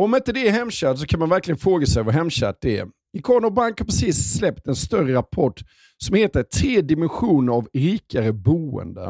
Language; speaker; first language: Swedish; native; Swedish